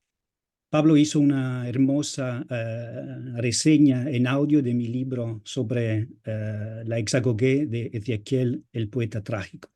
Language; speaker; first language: Spanish; non-native, fluent; Italian